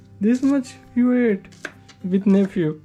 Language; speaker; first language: English; non-native, fluent; Hindi